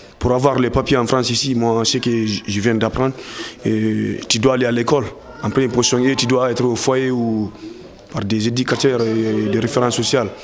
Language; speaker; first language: French; non-native, local second language; Fula